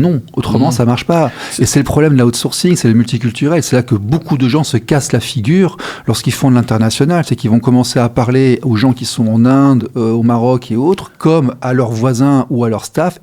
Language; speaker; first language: French; native; French